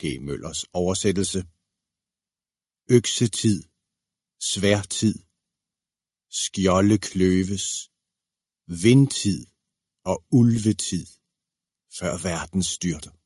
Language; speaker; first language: Danish; native; Danish